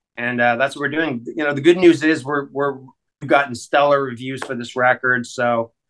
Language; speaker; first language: English; native; English